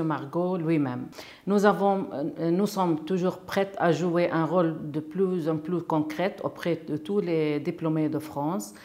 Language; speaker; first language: French; non-native, fluent; Arabic